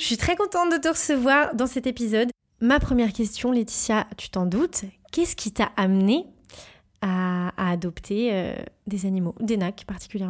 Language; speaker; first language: French; native; French